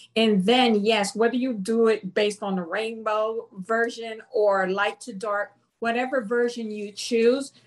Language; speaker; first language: English; non-native, fluent; Spanish